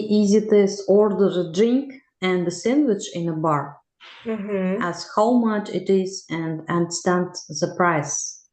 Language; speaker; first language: English; non-native, learner; Russian